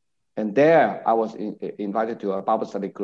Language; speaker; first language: English; non-native, local second language; Cantonese